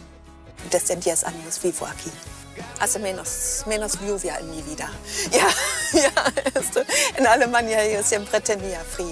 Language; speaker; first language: Spanish; non-native, fluent; German